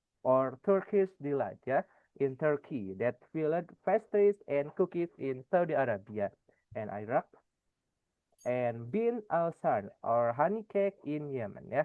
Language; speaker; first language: English; non-native, fluent; Indonesian